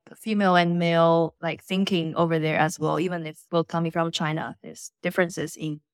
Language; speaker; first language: English; non-native, fluent; Chinese